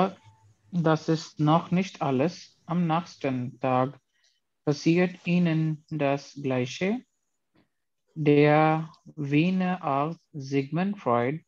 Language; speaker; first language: German; non-native, learner; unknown